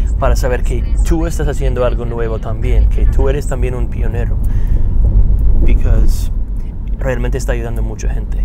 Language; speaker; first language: Spanish; non-native, fluent; English